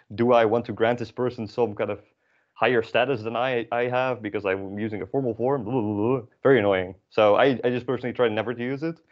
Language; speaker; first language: English; non-native, fluent; Dutch